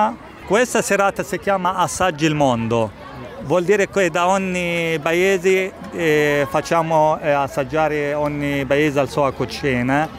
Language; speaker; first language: Italian; non-native, fluent; Arabic